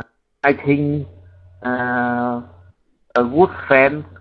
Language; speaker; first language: English; non-native, learner; Vietnamese